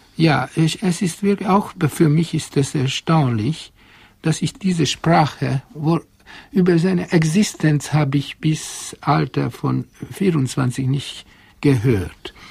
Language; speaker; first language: German; non-native, fluent; Hungarian